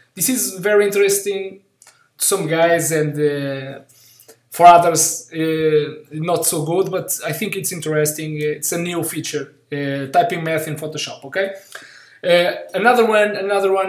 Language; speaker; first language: English; non-native, learner; Portuguese